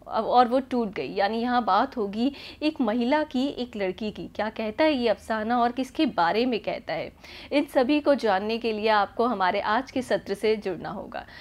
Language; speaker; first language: Hindi; native; Hindi